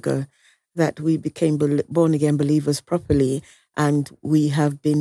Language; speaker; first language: English; native; English